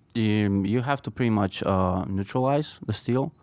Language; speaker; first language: English; non-native, fluent; Polish